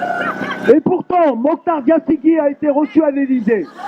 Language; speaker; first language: French; native; French